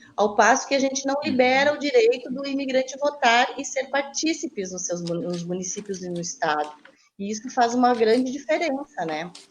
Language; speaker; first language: Portuguese; native; Portuguese